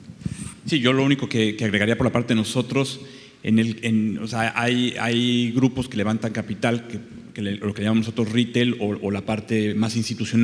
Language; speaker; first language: Spanish; native; Spanish